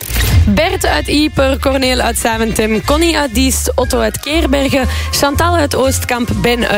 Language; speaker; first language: Dutch; native; Dutch